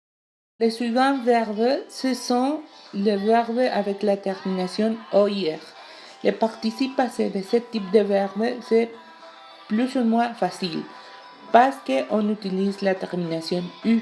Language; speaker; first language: French; non-native, learner; Spanish